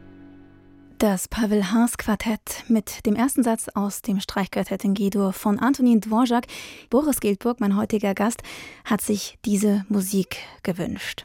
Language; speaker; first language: German; native; German